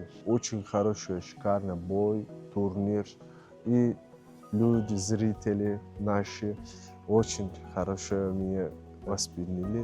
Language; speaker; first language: Russian; non-native, learner; Turkish